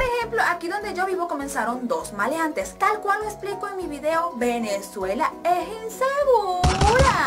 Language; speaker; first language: Spanish; native; Spanish